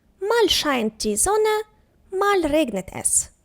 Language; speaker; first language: German; non-native, fluent; Ukrainian